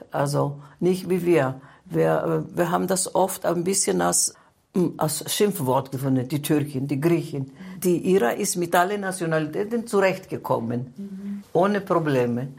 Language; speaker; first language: German; non-native, fluent; Greek